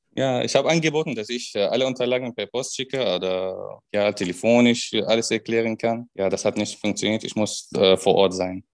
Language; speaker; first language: German; non-native, fluent; Arabic